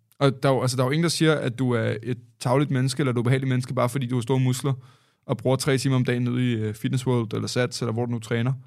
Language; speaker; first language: Danish; native; Danish